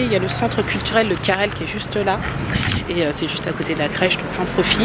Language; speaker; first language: French; native; French